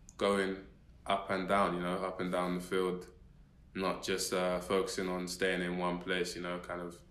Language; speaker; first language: English; native; English